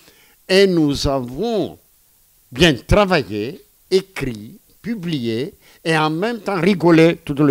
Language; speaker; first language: French; non-native, fluent; Greek